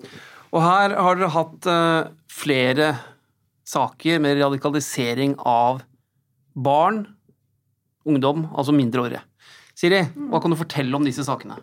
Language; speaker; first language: Norwegian; native; Norwegian